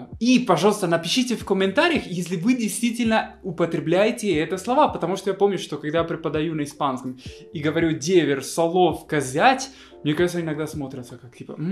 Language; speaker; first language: Russian; non-native, fluent; Spanish